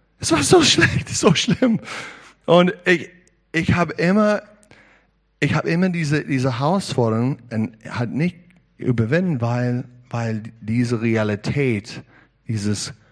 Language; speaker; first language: German; non-native, learner; English